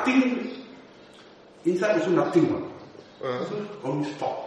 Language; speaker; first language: English; non-native, learner; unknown